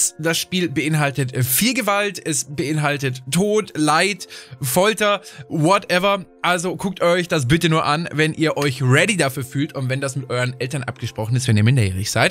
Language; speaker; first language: German; native; German